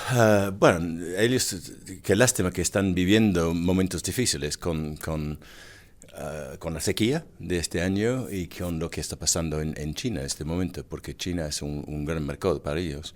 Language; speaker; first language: Spanish; non-native, fluent; English